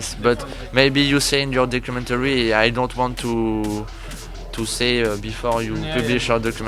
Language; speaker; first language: English; non-native, learner; French